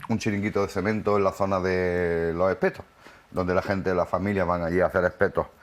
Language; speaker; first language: Spanish; native; Spanish